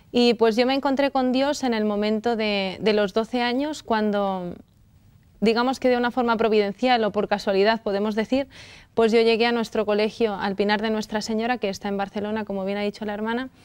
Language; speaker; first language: Spanish; native; Spanish